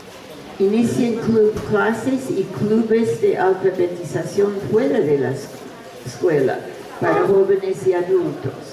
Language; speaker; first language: Spanish; non-native, fluent; English